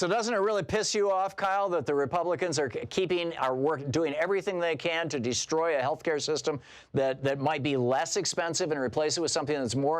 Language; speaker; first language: English; native; English